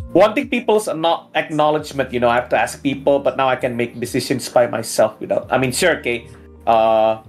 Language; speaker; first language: English; early bilingual, other home language; Indonesian